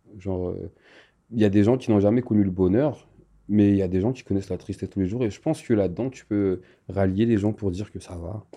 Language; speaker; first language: French; non-native, local second language; Malagasy